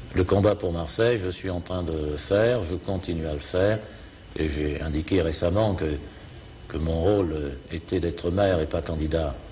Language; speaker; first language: French; native; French